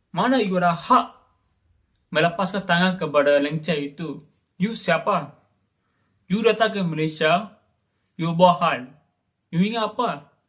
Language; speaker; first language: Malay; non-native, local second language; Tamil